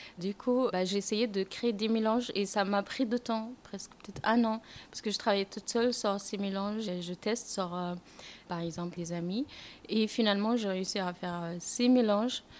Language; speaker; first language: French; non-native, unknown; Arabic